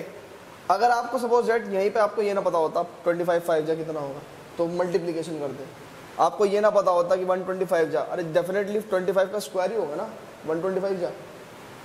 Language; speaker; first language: Hindi; native; Hindi